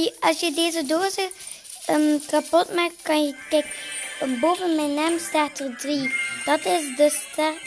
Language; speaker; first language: Dutch; non-native, learner; Turkish